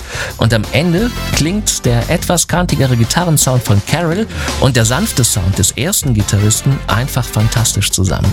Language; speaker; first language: German; native; German